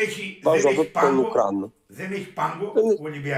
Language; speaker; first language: Greek; native; Greek